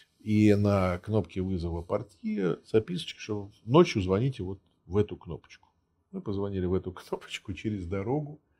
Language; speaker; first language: Russian; early bilingual, heritage; Russian